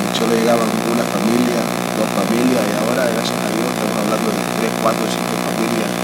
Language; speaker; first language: Spanish; early bilingual, heritage; Spanish